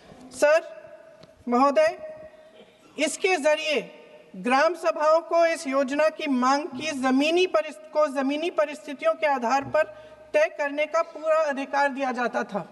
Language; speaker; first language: Hindi; native; Hindi